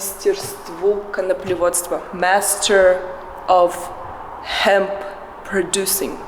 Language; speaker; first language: Russian; native; Russian